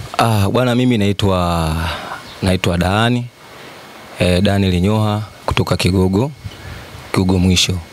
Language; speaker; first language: Swahili; native; Swahili